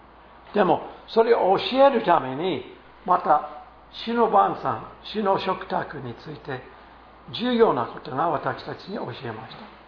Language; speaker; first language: Japanese; non-native, fluent; English